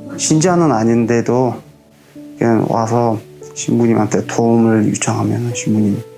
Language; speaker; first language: Korean; non-native, fluent; Mongolian